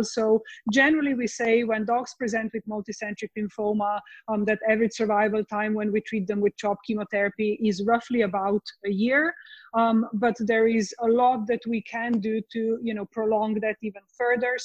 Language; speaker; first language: English; non-native, fluent; Slovenian